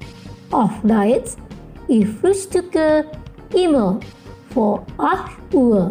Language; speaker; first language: German; non-native, learner; Indonesian